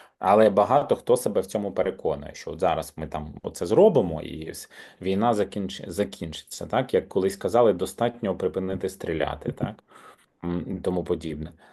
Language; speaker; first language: Ukrainian; native; Ukrainian